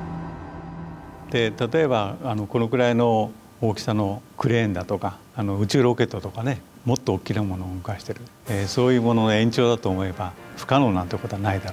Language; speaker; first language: Japanese; native; Japanese